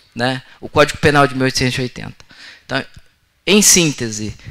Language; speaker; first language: Portuguese; native; Portuguese